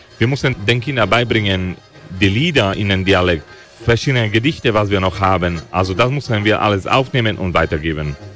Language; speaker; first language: German; non-native, local second language; Slovak